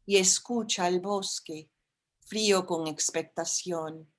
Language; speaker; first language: Spanish; early bilingual, heritage; Spanish